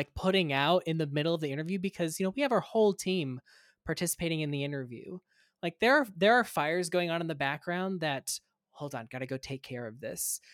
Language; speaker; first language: English; native; English